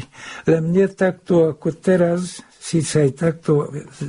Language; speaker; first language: Slovak; non-native, local second language; Hungarian